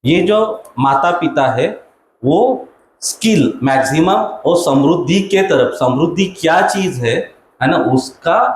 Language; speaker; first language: Hindi; non-native, local second language; Marathi